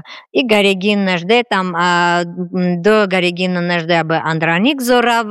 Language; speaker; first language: Russian; non-native, fluent; Armenian